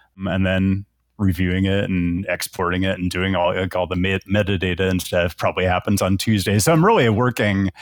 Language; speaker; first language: English; native; English